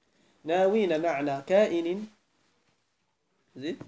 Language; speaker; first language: Arabic; native; Arabic